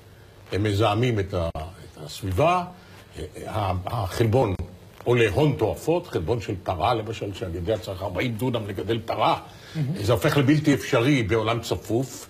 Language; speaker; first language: Hebrew; native; Hebrew